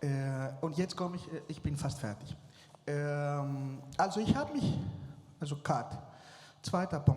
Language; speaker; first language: German; non-native, fluent; Greek